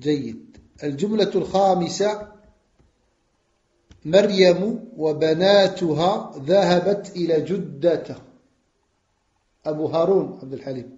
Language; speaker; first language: Arabic; non-native, fluent; French